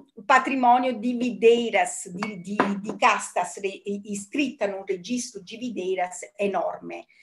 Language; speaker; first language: Portuguese; non-native, fluent; Italian